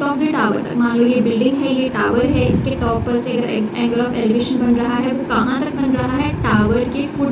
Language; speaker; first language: Hindi; native; Hindi